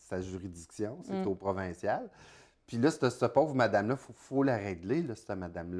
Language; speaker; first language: French; native; French